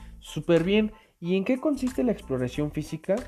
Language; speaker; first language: Spanish; native; Spanish